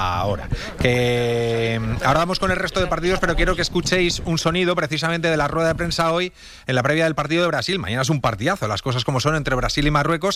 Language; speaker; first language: Spanish; native; Spanish